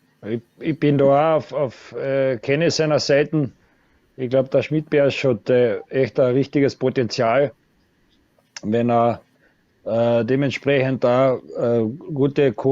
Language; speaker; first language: German; native; German